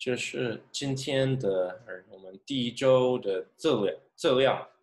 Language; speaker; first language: Chinese; non-native, learner; English